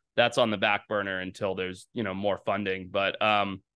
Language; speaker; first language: English; native; English